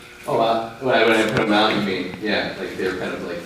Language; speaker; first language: English; native; English